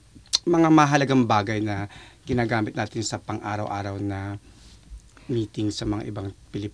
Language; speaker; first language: Filipino; native; Filipino